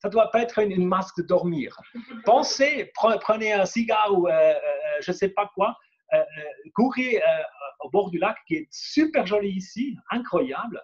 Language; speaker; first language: French; non-native, local second language; German